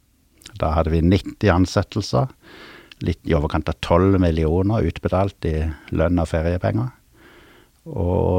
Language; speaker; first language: Norwegian; native; Norwegian